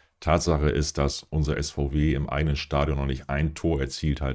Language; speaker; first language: German; native; German